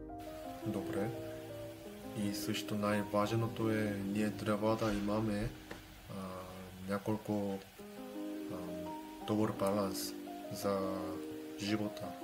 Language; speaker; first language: Bulgarian; non-native, learner; Korean